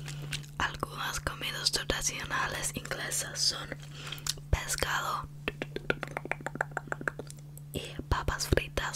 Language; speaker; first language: Spanish; non-native, learner; English